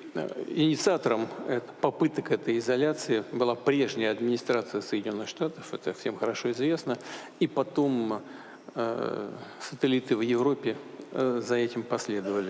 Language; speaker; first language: Russian; native; Russian